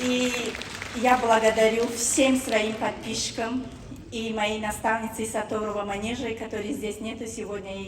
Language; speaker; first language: Russian; non-native, fluent; Tajik